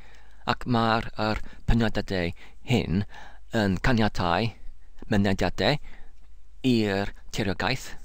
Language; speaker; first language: Welsh; non-native, learner; English